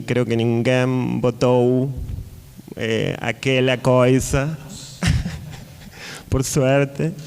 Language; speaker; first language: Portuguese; non-native, learner; Spanish